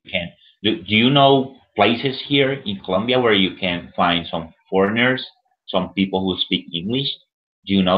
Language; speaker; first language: English; non-native, fluent; Spanish